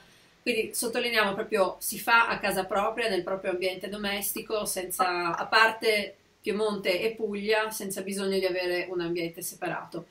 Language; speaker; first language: Italian; native; Italian